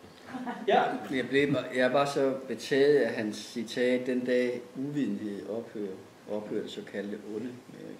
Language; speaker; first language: Danish; native; Danish